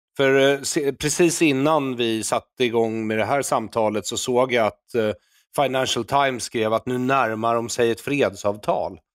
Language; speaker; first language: Swedish; native; Swedish